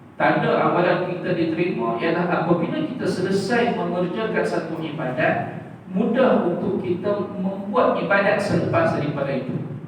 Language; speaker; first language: Malay; native; Malay